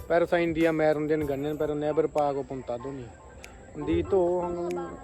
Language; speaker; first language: Filipino; non-native, learner; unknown